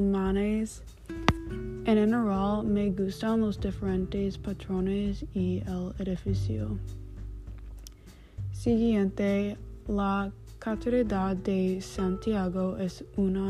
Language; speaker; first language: Spanish; non-native, learner; English